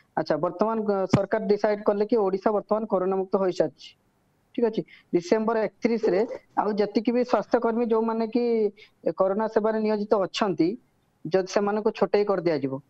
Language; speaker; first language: Odia; native; Odia